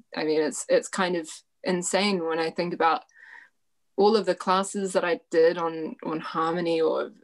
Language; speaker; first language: English; native; English